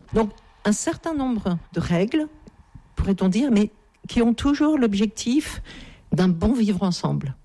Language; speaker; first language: French; native; French